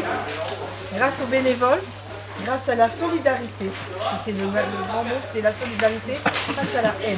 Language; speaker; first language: French; native; French